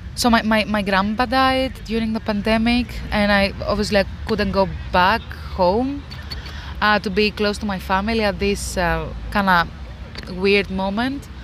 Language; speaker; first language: English; non-native, fluent; Greek